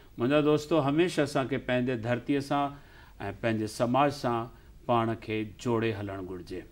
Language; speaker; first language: Sindhi; early bilingual, heritage; Sindhi